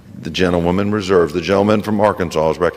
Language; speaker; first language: English; native; English